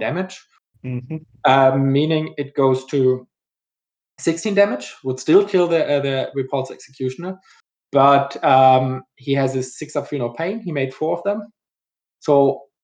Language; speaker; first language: English; non-native, fluent; German